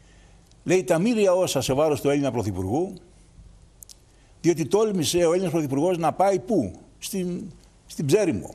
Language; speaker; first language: Greek; native; Greek